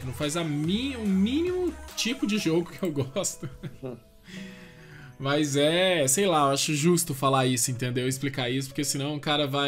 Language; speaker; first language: Portuguese; native; Portuguese